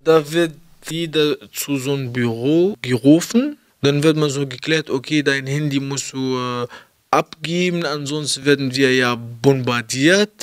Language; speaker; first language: German; early bilingual, other home language; Arabic